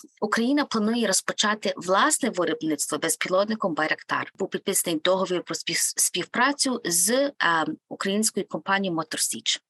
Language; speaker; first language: Ukrainian; native; Ukrainian